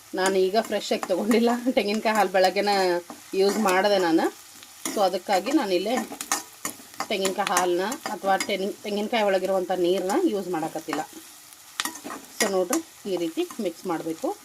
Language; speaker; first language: Kannada; native; Kannada